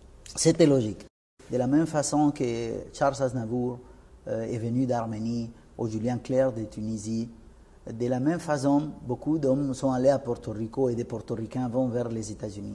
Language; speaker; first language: French; non-native, fluent; Spanish